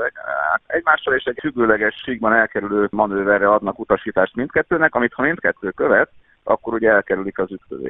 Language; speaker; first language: Hungarian; native; Hungarian